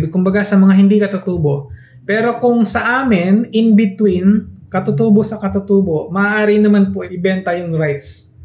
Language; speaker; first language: Filipino; non-native, local second language; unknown